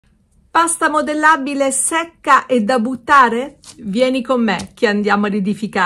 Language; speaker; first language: Italian; native; Italian